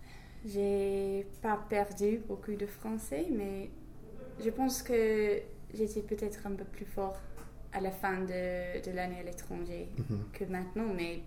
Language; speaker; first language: French; non-native, fluent; English